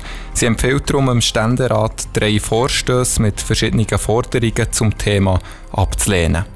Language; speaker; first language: German; native; German